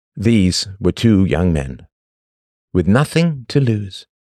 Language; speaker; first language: English; native; English